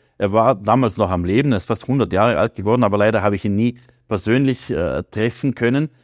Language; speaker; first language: German; native; German